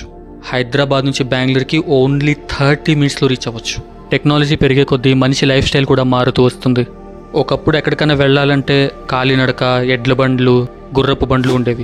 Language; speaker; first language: Telugu; native; Telugu